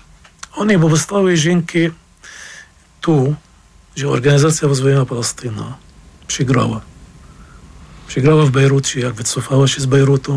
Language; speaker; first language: Polish; non-native, fluent; Arabic